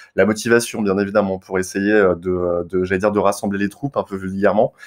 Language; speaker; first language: French; native; French